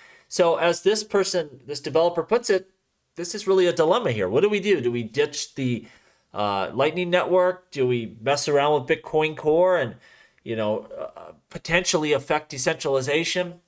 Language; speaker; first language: English; native; English